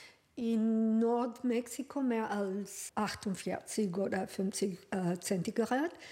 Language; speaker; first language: German; non-native, learner; Spanish